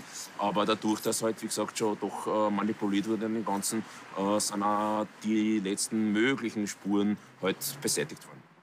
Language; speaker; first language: German; native; German